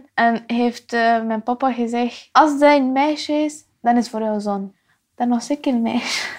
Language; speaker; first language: Dutch; non-native, fluent; Persian